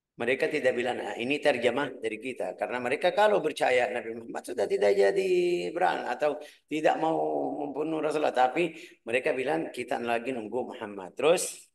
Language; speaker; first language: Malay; non-native, fluent; Arabic